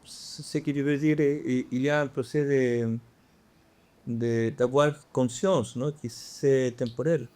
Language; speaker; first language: French; non-native, fluent; Spanish